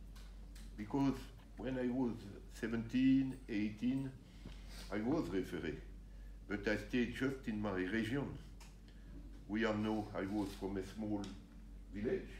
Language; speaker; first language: English; non-native, learner; French